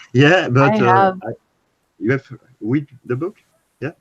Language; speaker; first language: English; non-native, learner; French